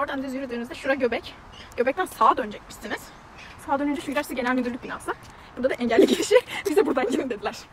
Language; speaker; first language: Turkish; native; Turkish